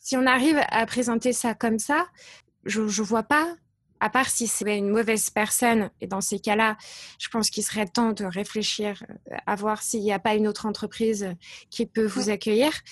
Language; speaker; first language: French; native; French